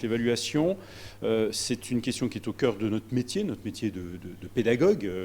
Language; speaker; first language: French; native; French